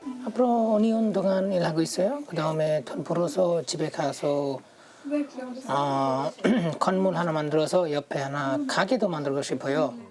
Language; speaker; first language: Korean; non-native, learner; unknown